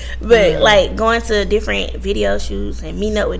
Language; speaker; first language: English; native; English